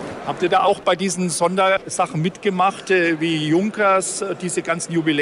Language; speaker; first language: German; native; German